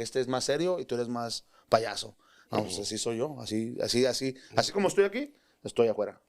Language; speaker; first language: Spanish; early bilingual, other home language; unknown